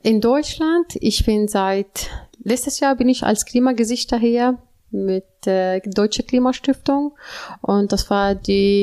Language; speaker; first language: German; non-native, learner; Arabic